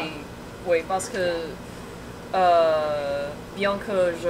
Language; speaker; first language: French; non-native, fluent; Chinese